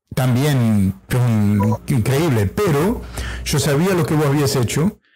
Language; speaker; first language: Spanish; early bilingual, heritage; Spanish